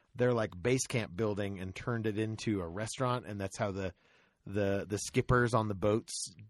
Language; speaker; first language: English; native; English